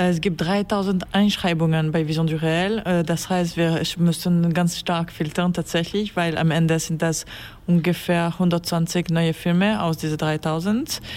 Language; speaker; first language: German; non-native, local second language; French